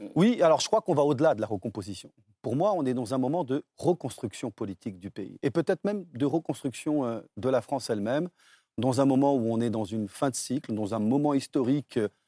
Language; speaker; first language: French; early bilingual, other home language; Portuguese